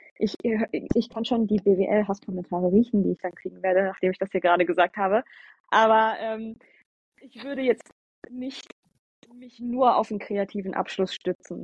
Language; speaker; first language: German; early bilingual, other home language; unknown